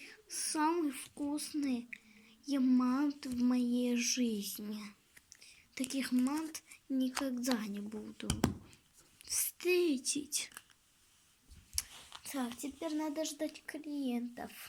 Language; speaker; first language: Russian; non-native, local second language; Kazakh